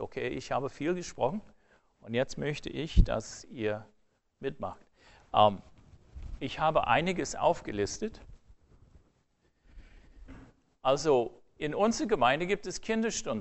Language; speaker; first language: German; non-native, fluent; English